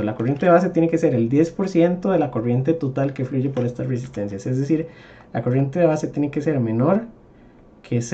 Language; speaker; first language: Spanish; native; Spanish